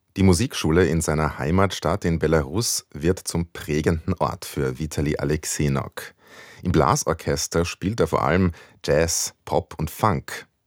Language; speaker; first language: German; native; German